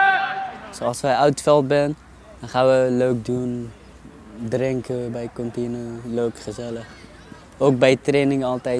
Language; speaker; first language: Dutch; non-native, learner; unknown